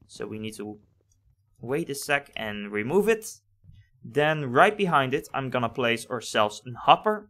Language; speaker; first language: English; non-native, fluent; Dutch